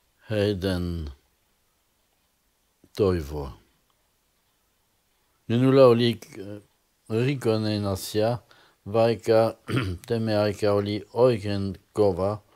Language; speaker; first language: Finnish; non-native, fluent; French